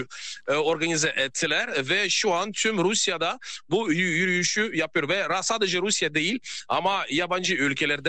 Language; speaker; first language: Turkish; non-native, learner; Russian